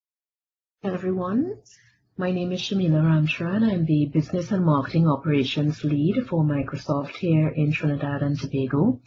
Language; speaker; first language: English; native; English